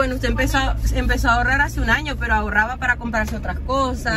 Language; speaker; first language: Spanish; native; Spanish